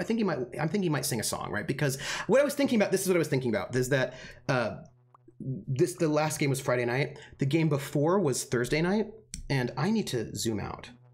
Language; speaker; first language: English; native; English